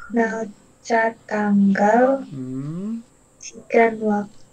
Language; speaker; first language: Korean; non-native, learner; Indonesian